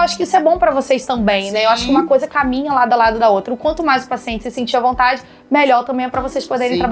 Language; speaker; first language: Portuguese; native; Portuguese